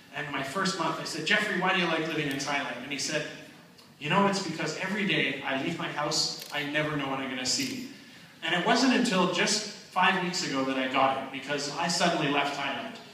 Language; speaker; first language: English; native; English